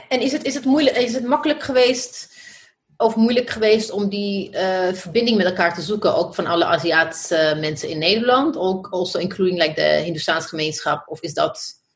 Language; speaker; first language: Dutch; non-native, fluent; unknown